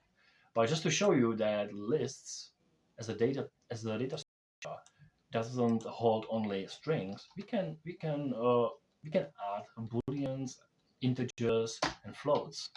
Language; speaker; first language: English; non-native, fluent; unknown